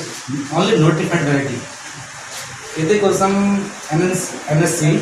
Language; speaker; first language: Telugu; non-native, learner; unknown